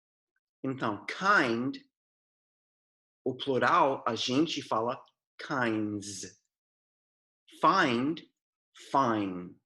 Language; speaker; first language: Portuguese; non-native, fluent; English